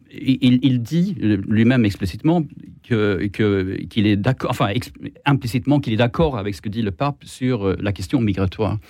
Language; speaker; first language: French; non-native, fluent; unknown